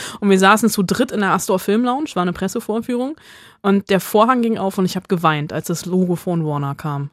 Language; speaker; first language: German; native; German